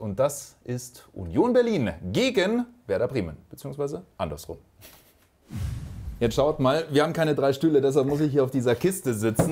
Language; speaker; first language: German; native; German